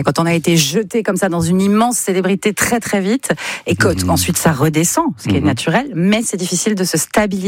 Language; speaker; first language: French; native; French